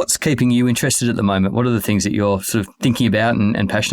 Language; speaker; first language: English; native; English